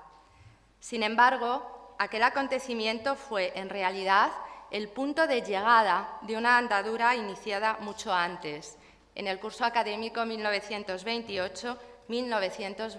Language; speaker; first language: Spanish; native; Spanish